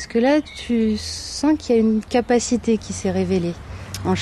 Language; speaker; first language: French; native; French